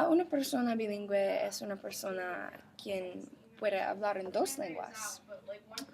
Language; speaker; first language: Spanish; non-native, learner; English